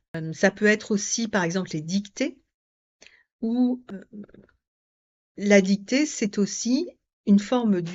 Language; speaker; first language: French; native; French